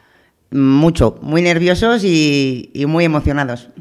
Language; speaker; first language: Spanish; native; Spanish